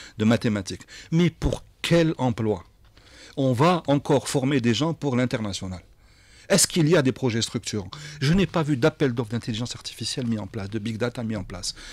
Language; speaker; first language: French; non-native, local second language; Arabic